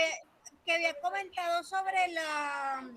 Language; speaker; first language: Spanish; native; Spanish